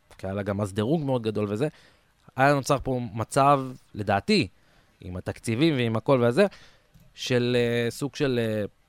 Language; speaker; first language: Hebrew; native; Hebrew